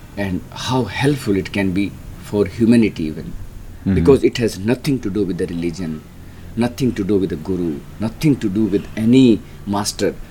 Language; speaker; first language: English; non-native, local second language; Hindi